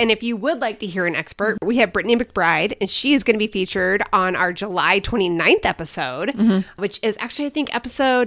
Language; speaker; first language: English; native; English